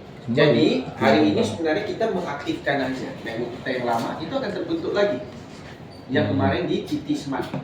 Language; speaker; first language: Indonesian; native; Indonesian